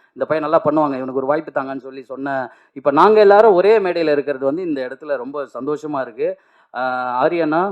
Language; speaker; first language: Tamil; native; Tamil